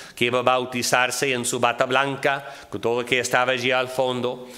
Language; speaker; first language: Spanish; non-native, fluent; English